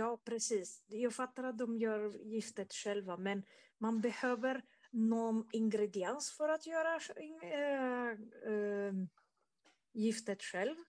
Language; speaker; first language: Swedish; non-native, fluent; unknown